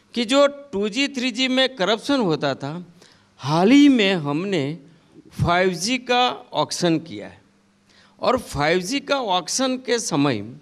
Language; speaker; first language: Hindi; non-native, local second language; Gujarati